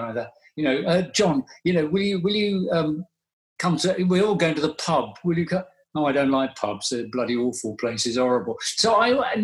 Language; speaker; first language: English; native; English